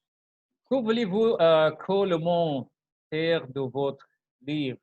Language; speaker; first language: French; non-native, learner; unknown